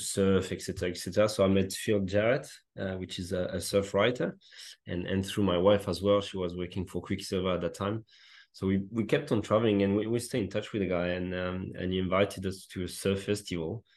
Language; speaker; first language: English; non-native, fluent; French